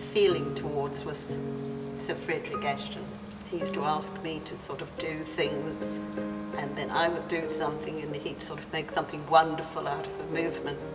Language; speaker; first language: English; native; English